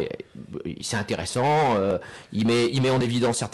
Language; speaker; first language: French; native; French